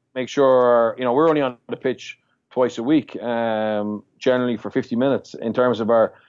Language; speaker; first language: English; native; English